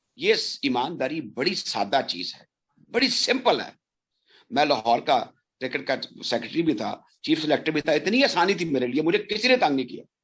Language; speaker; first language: Urdu; non-native, local second language; Punjabi